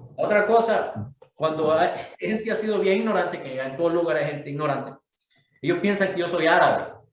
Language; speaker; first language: Spanish; native; Spanish